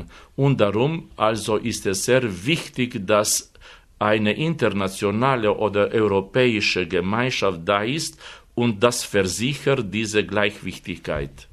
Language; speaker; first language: German; non-native, fluent; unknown